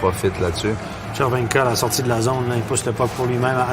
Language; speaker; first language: French; native; French